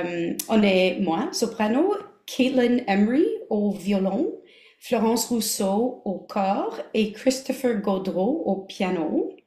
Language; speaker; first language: French; non-native, local second language; English